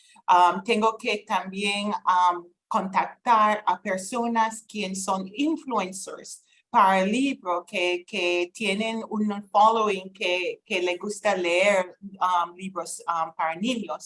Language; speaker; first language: Spanish; non-native, fluent; English